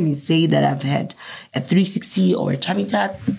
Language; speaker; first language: English; non-native, local second language; Southern Sotho